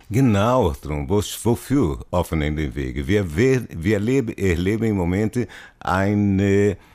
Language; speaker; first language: German; non-native, learner; Portuguese